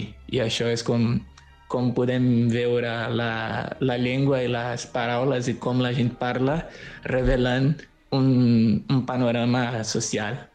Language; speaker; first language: Catalan; non-native, fluent; Portuguese